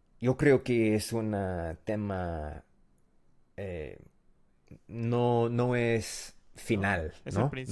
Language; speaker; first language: Spanish; non-native, learner; English